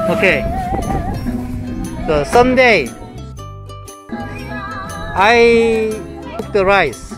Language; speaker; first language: English; non-native, learner; Korean